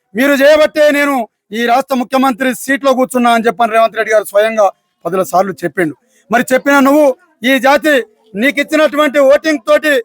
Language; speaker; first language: Telugu; non-native, local second language; Lambadi